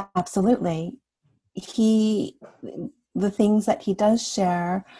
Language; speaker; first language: English; native; English